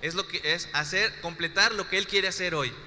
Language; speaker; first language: Spanish; native; Spanish